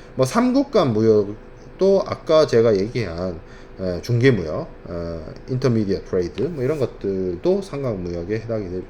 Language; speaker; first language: Korean; native; Korean